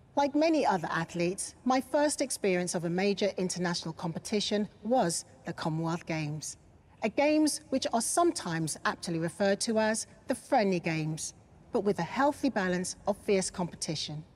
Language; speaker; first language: English; native; English